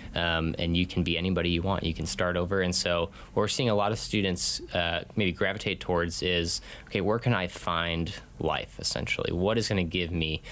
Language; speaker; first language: English; native; English